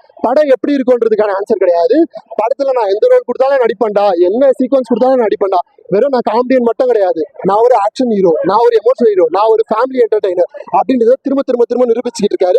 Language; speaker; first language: Tamil; native; Tamil